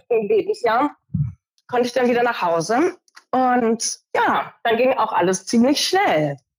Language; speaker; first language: German; early bilingual, other home language; Portuguese